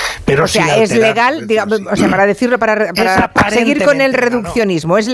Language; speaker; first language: Spanish; native; Spanish